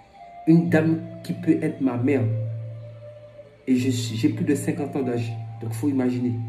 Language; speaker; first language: French; non-native, local second language; Fon